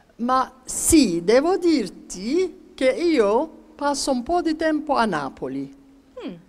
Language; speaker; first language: Italian; non-native, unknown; Arabic